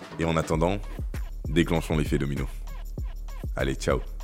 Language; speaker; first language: French; native; French